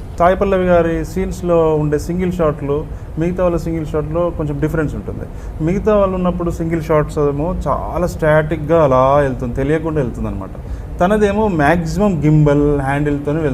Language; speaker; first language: Telugu; native; Telugu